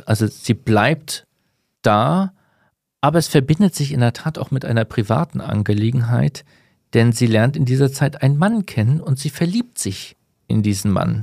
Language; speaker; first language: German; native; German